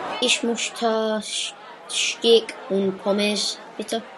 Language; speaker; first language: German; non-native, learner; English